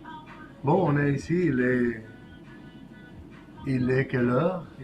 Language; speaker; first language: French; non-native, fluent; Spanish